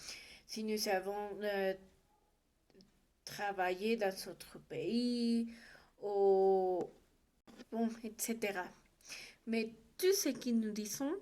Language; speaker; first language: French; non-native, learner; Spanish